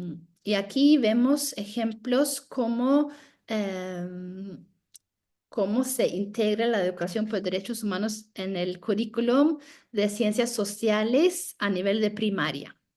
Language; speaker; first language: Spanish; non-native, fluent; Norwegian